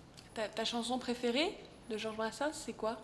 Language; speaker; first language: French; native; French